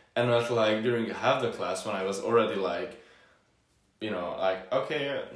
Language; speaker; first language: English; non-native, fluent; Hungarian